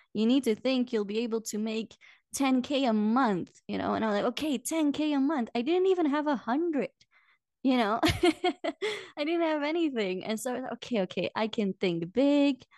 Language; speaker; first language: English; non-native, fluent; Dutch